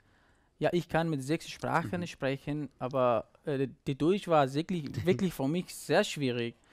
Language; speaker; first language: German; non-native, learner; Persian